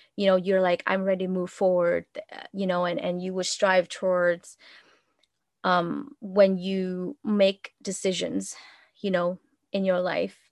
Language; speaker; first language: English; non-native, fluent; Vietnamese